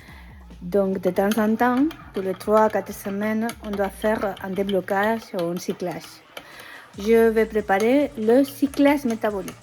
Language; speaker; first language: French; non-native, fluent; Spanish